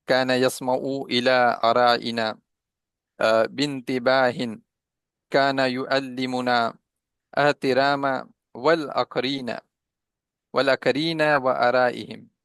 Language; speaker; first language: Arabic; non-native, learner; Urdu